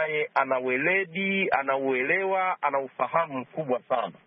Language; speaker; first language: Swahili; native; Swahili